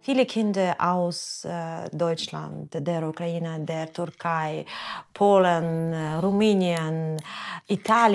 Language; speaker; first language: German; non-native, learner; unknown